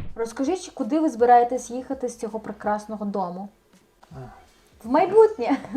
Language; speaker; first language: Ukrainian; native; Ukrainian